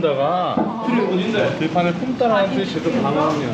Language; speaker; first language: Korean; native; Korean